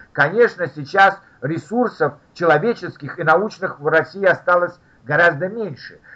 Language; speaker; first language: Russian; native; Russian